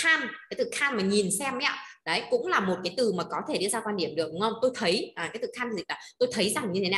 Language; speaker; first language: Vietnamese; native; Vietnamese